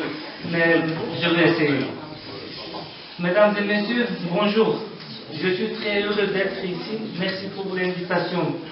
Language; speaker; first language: French; non-native, learner; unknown